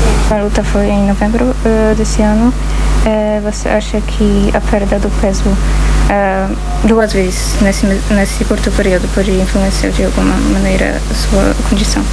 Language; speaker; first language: Portuguese; non-native, fluent; Polish